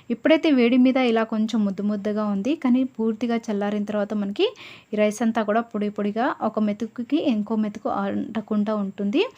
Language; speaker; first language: Telugu; non-native, local second language; Lambadi